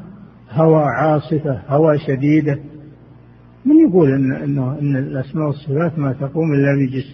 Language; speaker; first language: Arabic; native; Arabic